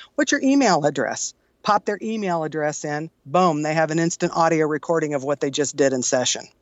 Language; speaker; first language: English; native; English